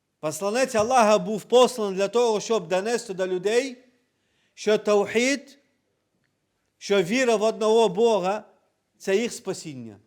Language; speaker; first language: Ukrainian; non-native, local second language; Crimean Tatar